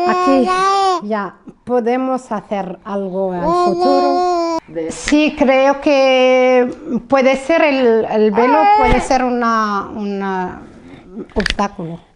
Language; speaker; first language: Spanish; non-native, fluent; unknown